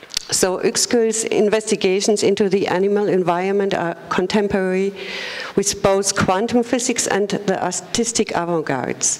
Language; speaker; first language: English; non-native, fluent; German